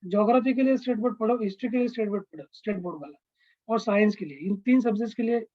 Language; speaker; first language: Hindi; non-native, local second language; Marathi